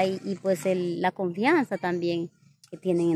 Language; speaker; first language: Spanish; native; Spanish